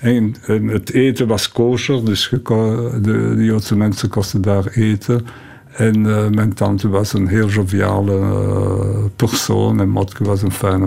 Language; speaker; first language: Dutch; non-native, local second language; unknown